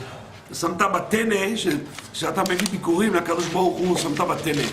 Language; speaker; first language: Hebrew; non-native, fluent; French